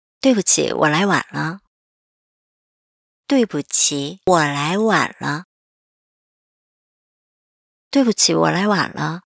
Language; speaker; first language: Chinese; non-native, fluent; Korean